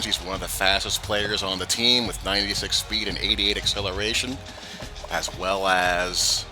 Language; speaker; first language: English; native; English